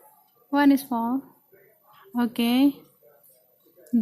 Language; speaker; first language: English; non-native, learner; Indonesian